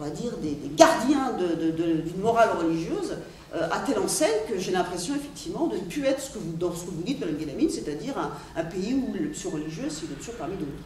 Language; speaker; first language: French; native; French